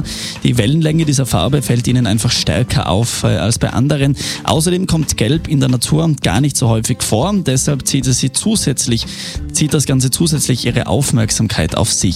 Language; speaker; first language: German; native; German